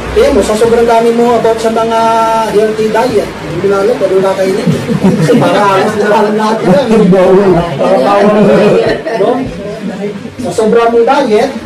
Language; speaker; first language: Filipino; non-native, local second language; Hiligaynon